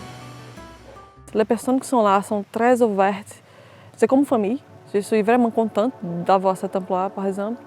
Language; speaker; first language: French; non-native, fluent; Portuguese